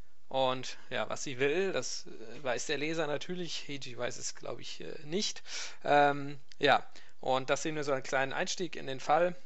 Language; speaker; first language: German; native; German